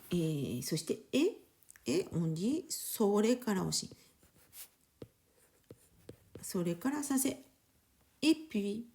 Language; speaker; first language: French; non-native, learner; Japanese